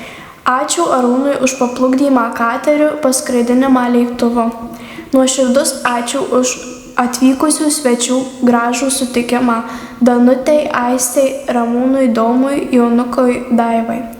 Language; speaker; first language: Lithuanian; native; Lithuanian